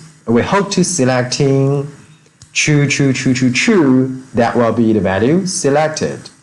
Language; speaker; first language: English; non-native, fluent; Chinese